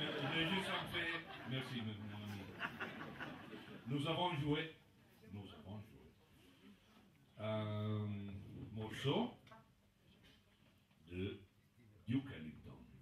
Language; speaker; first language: French; non-native, learner; Italian